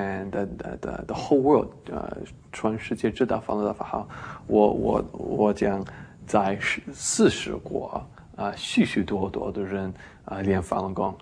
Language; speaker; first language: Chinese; non-native, learner; English